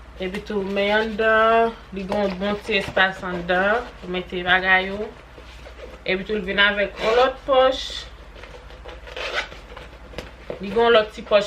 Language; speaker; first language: French; non-native, local second language; Haitian Creole